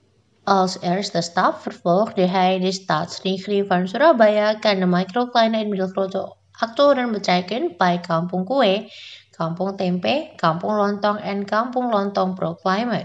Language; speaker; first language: Dutch; non-native, fluent; Indonesian